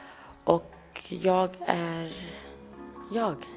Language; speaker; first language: Swedish; early bilingual, other home language; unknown